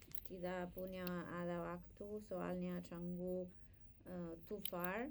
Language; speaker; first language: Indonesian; non-native, learner; English